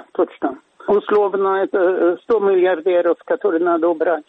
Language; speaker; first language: Russian; non-native, fluent; Swedish